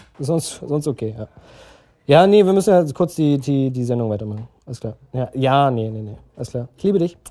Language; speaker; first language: German; native; German